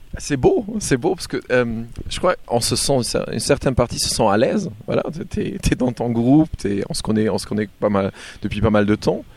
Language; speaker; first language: French; native; French